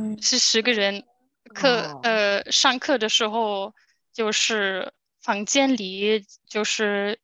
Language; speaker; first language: Chinese; non-native, learner; German